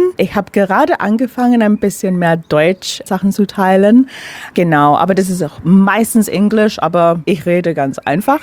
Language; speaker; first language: German; non-native, fluent; English